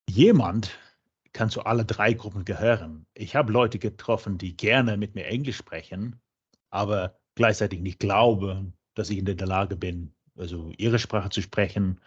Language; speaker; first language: German; non-native, fluent; English